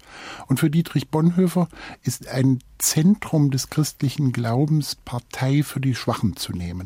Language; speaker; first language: German; native; German